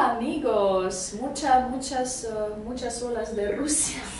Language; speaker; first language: Spanish; non-native, fluent; Russian